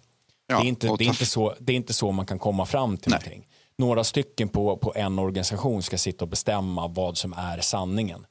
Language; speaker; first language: Swedish; native; Swedish